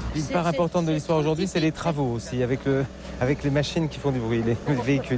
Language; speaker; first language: French; native; French